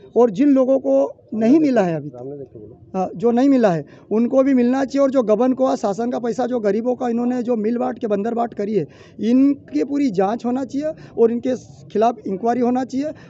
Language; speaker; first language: Hindi; native; Hindi